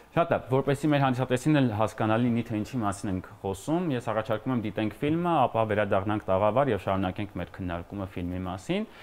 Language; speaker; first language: Armenian; native; Armenian